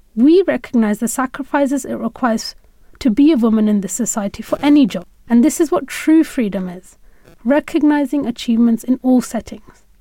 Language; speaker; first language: English; native; English